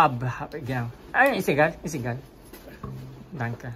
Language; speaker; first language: German; non-native, fluent; Filipino